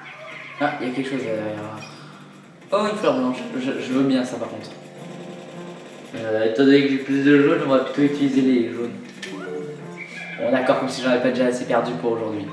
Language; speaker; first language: French; native; French